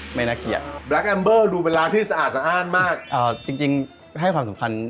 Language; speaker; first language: Thai; early bilingual, heritage; Swedish